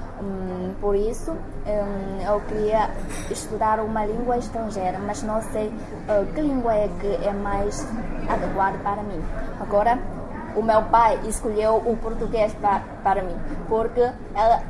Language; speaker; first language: Portuguese; non-native, learner; Chinese